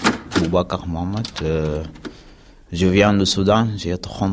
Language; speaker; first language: French; non-native, learner; Arabic